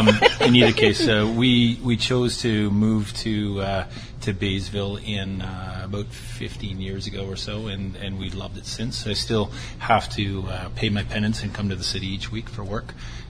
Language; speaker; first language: English; native; English